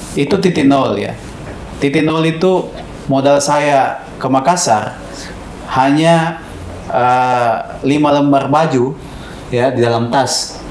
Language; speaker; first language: Indonesian; non-native, local second language; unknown